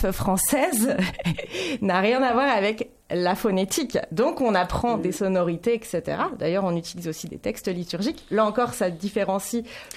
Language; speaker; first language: French; native; French